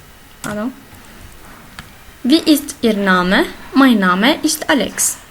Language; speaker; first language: German; non-native, learner; Arabic